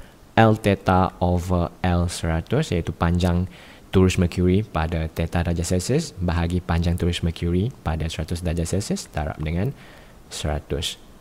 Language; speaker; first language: Malay; native; Malay